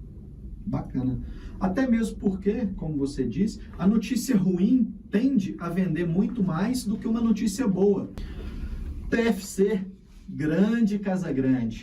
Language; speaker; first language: Portuguese; native; Portuguese